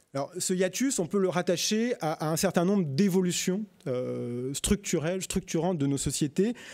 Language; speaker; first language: French; native; French